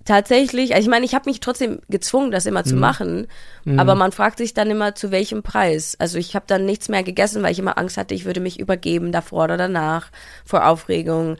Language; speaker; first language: German; early bilingual, heritage; German